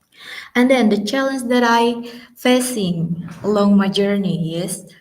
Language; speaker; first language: English; non-native, learner; Indonesian